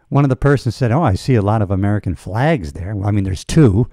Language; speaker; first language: English; native; English